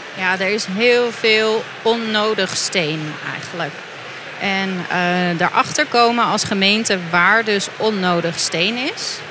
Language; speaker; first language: Dutch; native; Dutch